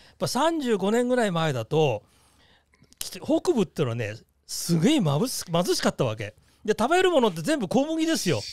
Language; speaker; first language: Japanese; native; Japanese